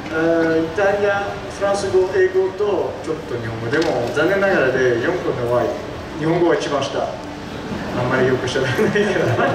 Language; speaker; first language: Japanese; early bilingual, heritage; Japanese